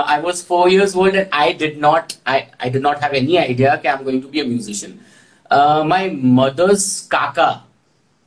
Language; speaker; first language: English; non-native, local second language; Gujarati